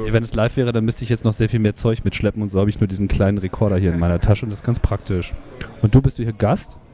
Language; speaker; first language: German; native; German